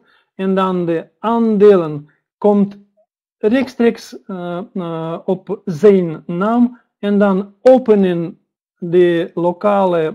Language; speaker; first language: Dutch; non-native, learner; Russian